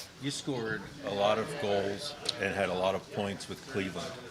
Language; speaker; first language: English; native; English